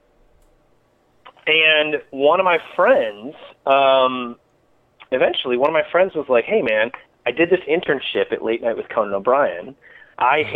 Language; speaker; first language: English; native; English